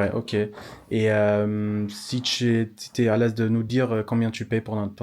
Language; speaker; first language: French; non-native, fluent; English